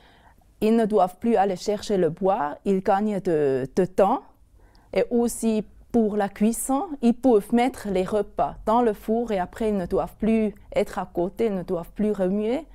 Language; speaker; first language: French; non-native, local second language; German